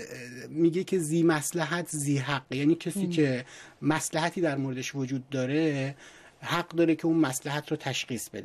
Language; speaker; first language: Persian; native; Persian